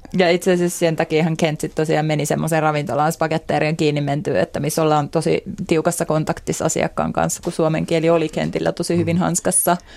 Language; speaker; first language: Finnish; native; Finnish